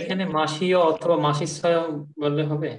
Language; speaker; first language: Korean; non-native, learner; Bangla